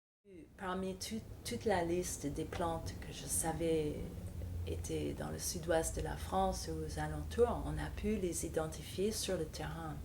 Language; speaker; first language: French; non-native, fluent; English